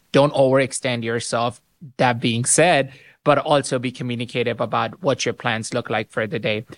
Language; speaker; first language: English; non-native, local second language; Urdu